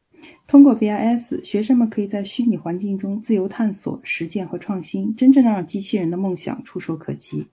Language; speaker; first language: Chinese; native; Chinese